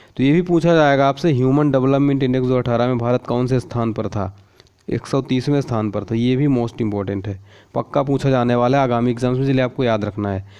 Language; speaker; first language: Hindi; native; Hindi